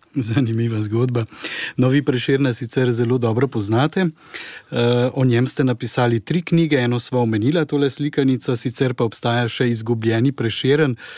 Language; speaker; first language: Slovenian; native; Slovenian